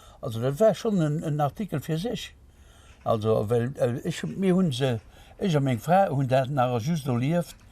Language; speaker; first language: Luxembourgish; native; Luxembourgish